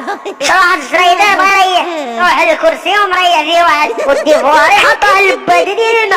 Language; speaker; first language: Arabic; native; Arabic